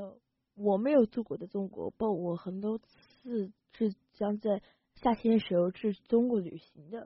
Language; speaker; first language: Chinese; early bilingual, heritage; Chinese